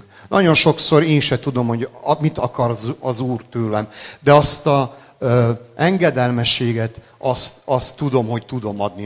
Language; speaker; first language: Hungarian; non-native, local second language; Serbian